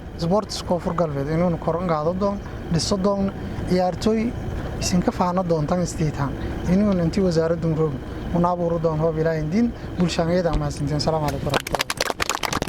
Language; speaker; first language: Somali; non-native, local second language; Maay